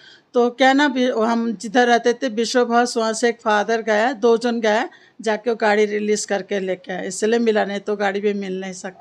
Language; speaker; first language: Hindi; non-native, local second language; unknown